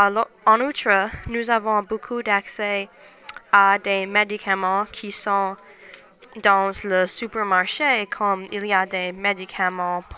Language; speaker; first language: French; non-native, learner; English